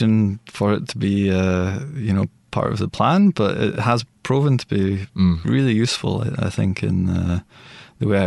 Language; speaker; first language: English; native; English